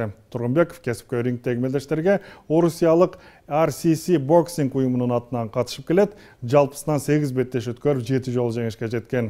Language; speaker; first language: Kyrgyz; native; Kyrgyz